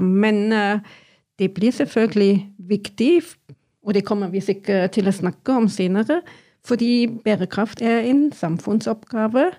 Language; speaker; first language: Norwegian; non-native, fluent; German